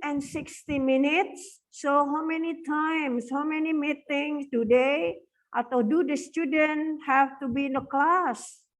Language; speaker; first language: English; non-native, fluent; Indonesian